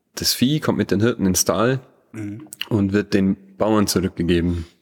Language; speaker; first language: German; native; German